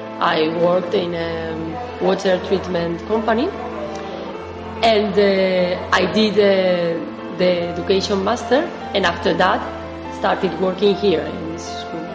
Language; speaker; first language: English; non-native, fluent; Spanish